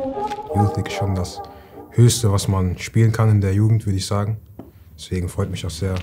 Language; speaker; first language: German; native; German